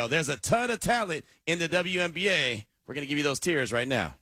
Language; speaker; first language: English; native; English